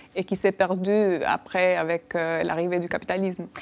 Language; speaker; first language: French; non-native, fluent; Albanian